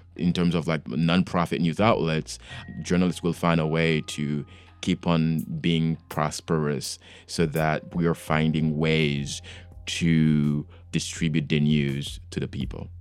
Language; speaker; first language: English; non-native, fluent; Haitian Creole